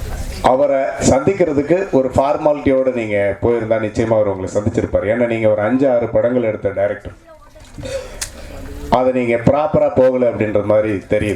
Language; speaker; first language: Tamil; native; Tamil